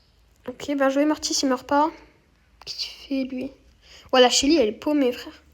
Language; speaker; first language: French; native; French